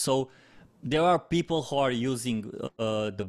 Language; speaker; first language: English; non-native, fluent; Romanian